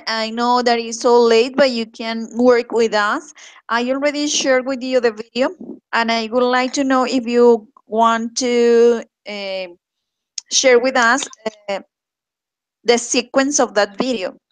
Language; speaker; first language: English; non-native, fluent; Spanish